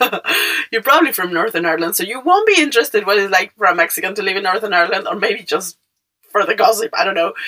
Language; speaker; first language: English; non-native, fluent; Spanish